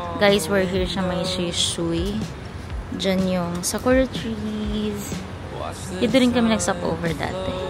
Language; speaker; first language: Filipino; native; Filipino